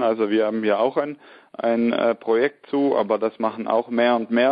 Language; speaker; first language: German; native; German